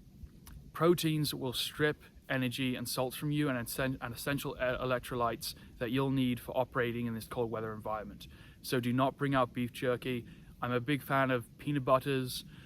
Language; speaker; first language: English; native; English